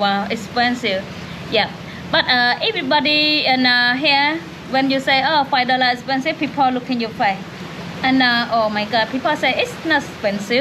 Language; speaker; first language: English; non-native, learner; Khmer